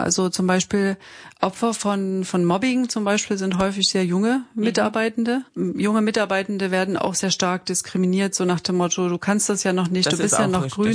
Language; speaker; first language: German; native; German